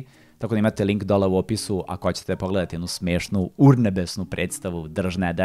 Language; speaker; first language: Serbian; native; Serbian